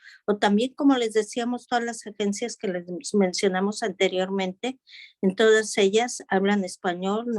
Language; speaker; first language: Spanish; native; Spanish